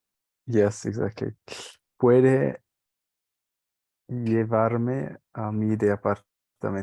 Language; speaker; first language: Spanish; non-native, learner; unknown